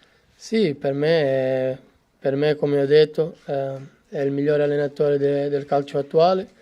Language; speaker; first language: Italian; non-native, fluent; Portuguese